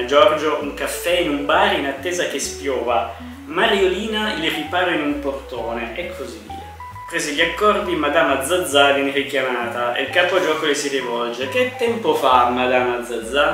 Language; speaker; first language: Italian; native; Italian